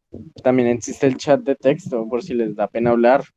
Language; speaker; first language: Spanish; native; Spanish